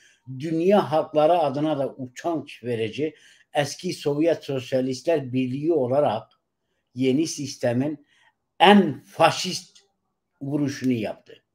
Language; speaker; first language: Turkish; non-native, local second language; Kurdish